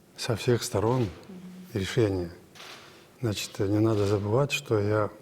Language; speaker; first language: Russian; non-native, local second language; Kazakh